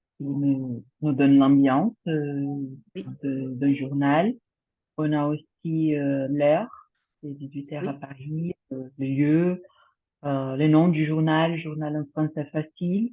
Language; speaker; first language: French; non-native, fluent; Portuguese